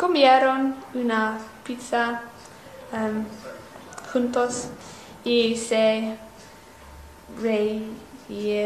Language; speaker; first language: Spanish; non-native, learner; English